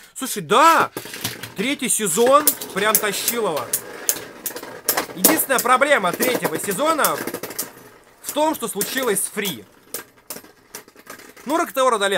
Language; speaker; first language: Russian; native; Russian